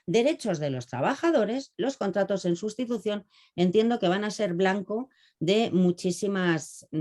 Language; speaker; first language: Spanish; native; Spanish